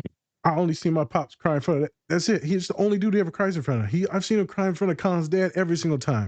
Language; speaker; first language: English; native; English